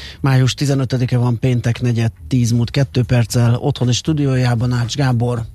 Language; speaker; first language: Hungarian; native; Hungarian